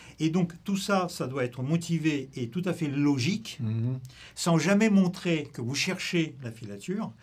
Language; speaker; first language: French; non-native, fluent; Russian